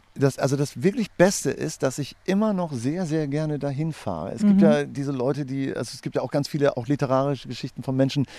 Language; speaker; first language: German; native; German